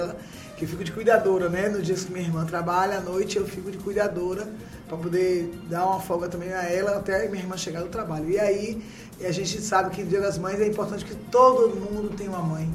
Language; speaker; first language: Portuguese; native; Portuguese